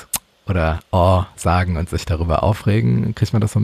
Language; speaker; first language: German; native; German